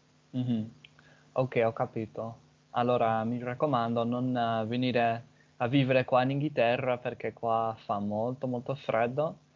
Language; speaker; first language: Italian; non-native, fluent; English